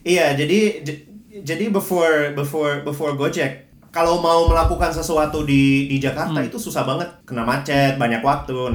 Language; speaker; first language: Indonesian; early bilingual, other home language; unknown